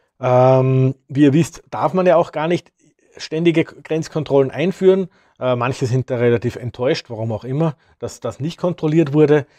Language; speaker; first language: German; native; German